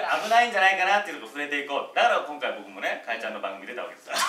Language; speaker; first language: Japanese; native; Japanese